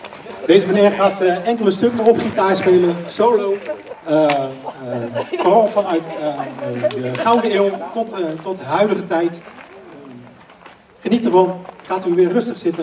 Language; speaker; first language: Dutch; native; Dutch